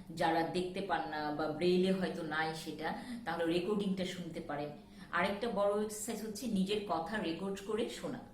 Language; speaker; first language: Bangla; native; Bangla